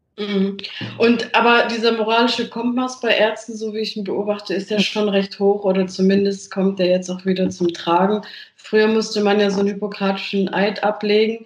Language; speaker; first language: German; early bilingual, other home language; Italian